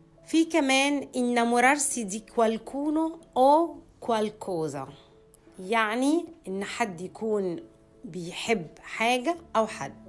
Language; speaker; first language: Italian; non-native, fluent; Arabic